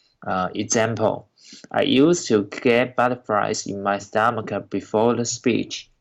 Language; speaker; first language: English; non-native, learner; Chinese